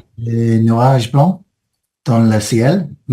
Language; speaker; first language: French; non-native, fluent; English